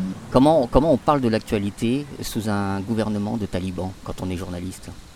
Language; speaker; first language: French; native; French